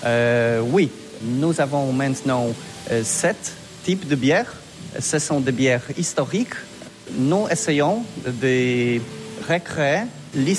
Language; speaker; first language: French; non-native, learner; Polish